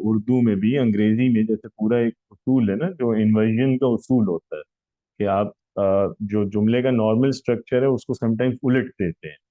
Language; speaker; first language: Urdu; native; Urdu